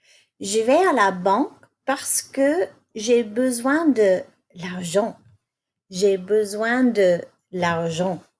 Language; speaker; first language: French; non-native, fluent; English